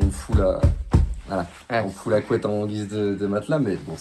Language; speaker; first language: French; native; French